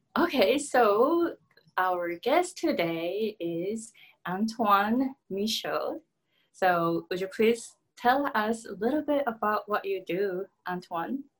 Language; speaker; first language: English; non-native, fluent; Japanese